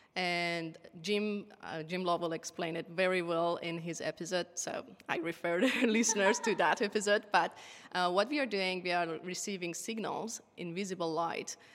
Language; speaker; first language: English; non-native, fluent; Persian